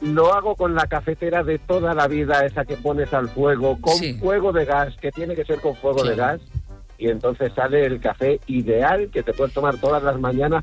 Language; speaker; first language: Spanish; native; Spanish